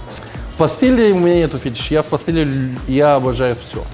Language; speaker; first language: Russian; non-native, learner; Bulgarian